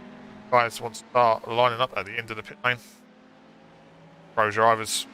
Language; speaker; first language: English; native; English